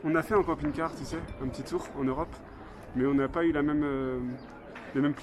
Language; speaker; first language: French; native; French